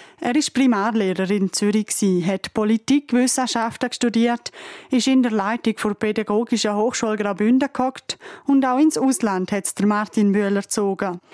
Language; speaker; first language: German; native; German